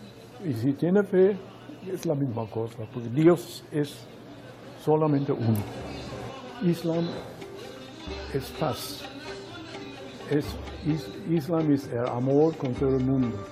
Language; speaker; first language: Spanish; non-native, fluent; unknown